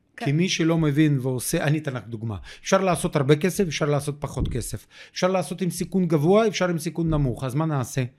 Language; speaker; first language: Hebrew; non-native, fluent; Russian